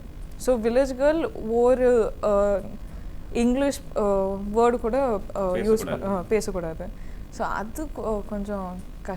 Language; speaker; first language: Tamil; non-native, learner; Kannada